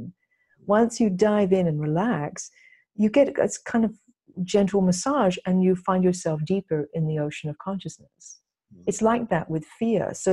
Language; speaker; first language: English; native; English